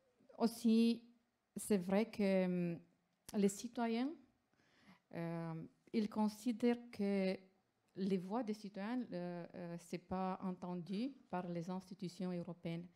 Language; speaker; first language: French; non-native, fluent; Romanian